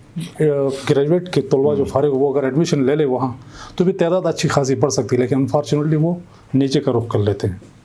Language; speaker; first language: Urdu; non-native, local second language; Shina